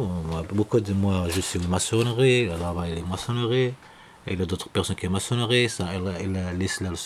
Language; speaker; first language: French; non-native, learner; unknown